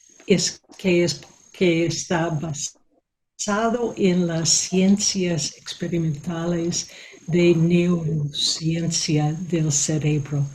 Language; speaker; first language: Spanish; non-native, fluent; English